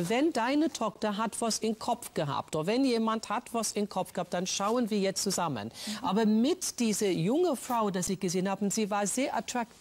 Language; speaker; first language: German; non-native, fluent; English